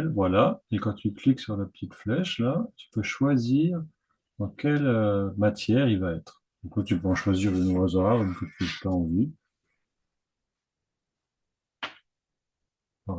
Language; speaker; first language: French; native; French